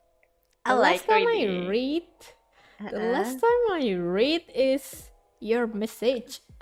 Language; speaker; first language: English; non-native, fluent; Indonesian